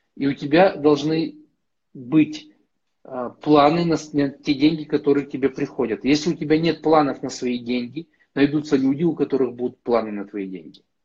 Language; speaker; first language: Russian; native; Russian